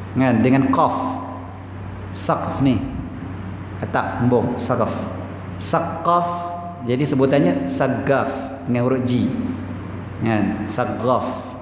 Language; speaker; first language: Malay; native; Malay